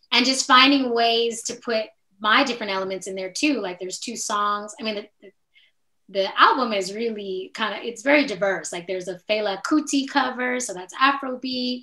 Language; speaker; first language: English; native; English